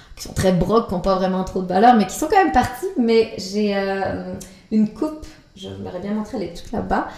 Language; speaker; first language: French; native; French